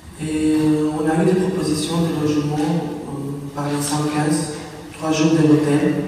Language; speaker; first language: French; non-native, learner; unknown